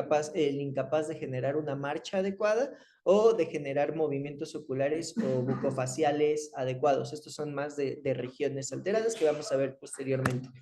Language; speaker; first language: Spanish; native; Spanish